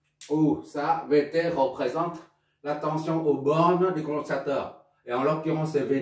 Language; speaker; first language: French; non-native, local second language; Arabic